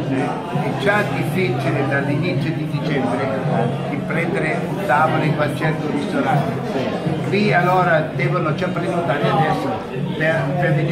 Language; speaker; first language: Italian; non-native, fluent; German